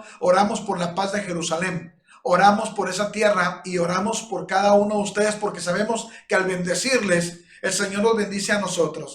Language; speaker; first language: Spanish; native; Spanish